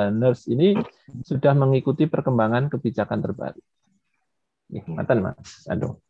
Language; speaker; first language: Indonesian; non-native, local second language; Javanese